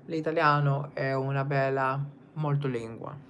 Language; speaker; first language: Italian; non-native, learner; English